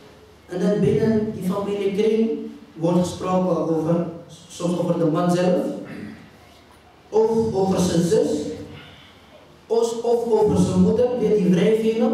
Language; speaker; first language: Dutch; non-native, fluent; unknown